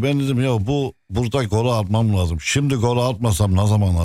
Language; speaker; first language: Turkish; non-native, fluent; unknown